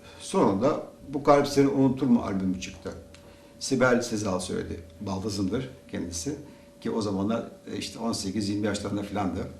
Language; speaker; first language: Turkish; native; Turkish